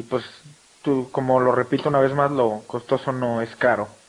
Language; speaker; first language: Spanish; native; Spanish